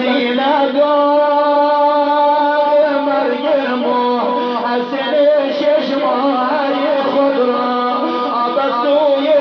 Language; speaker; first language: Persian; native; Persian